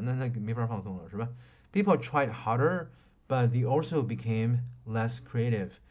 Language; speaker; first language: English; non-native, fluent; Chinese